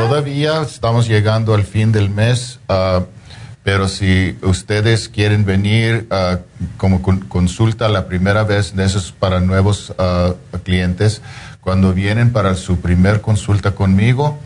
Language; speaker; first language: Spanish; non-native, fluent; English